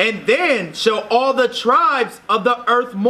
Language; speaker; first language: English; native; English